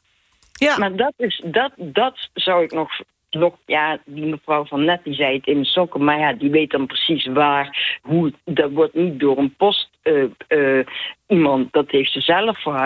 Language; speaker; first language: Dutch; native; Dutch